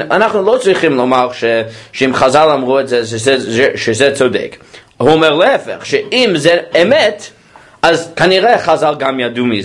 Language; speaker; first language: Hebrew; non-native, fluent; English